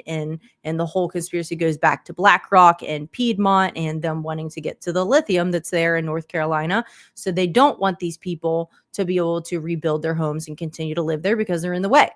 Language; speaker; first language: English; native; English